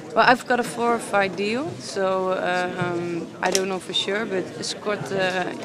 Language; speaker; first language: English; non-native, fluent; Dutch